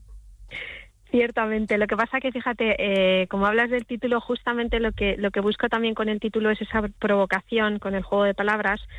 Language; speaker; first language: Spanish; native; Spanish